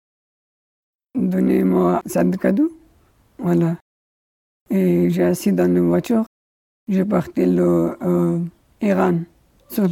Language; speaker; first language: French; non-native, learner; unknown